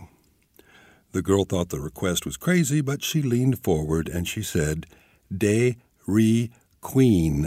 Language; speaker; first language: English; native; English